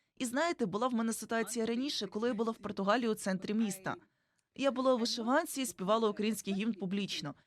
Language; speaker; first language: Ukrainian; non-native, fluent; Igbo